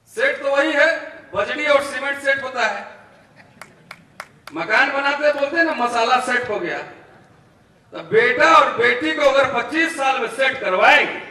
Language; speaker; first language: Hindi; native; Hindi